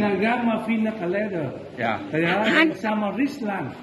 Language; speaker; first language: Swedish; non-native, learner; Vietnamese